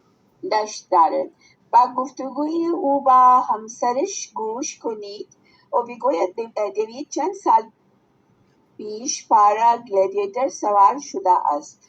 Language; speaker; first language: Persian; non-native, learner; Urdu